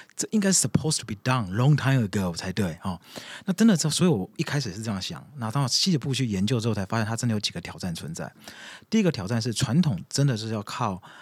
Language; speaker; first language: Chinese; native; Chinese